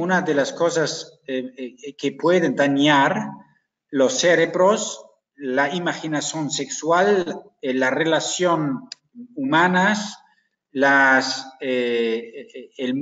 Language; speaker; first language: Spanish; non-native, fluent; German